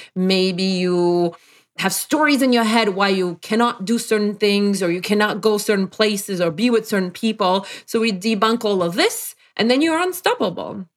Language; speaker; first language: English; non-native, fluent; Polish